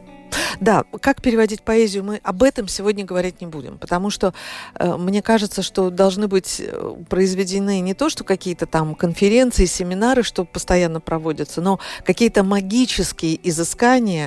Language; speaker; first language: Russian; native; Russian